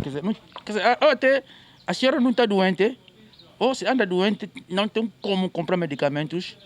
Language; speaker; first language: Portuguese; native; Portuguese